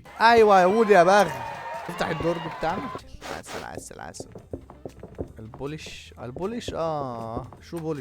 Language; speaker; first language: Arabic; native; Arabic